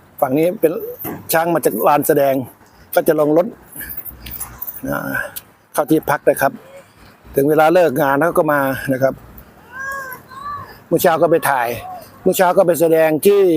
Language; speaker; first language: Thai; native; Thai